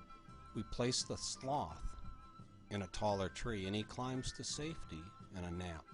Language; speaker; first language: English; native; English